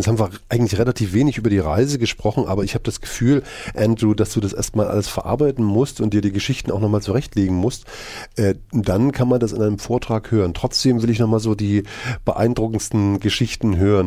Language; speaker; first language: German; native; German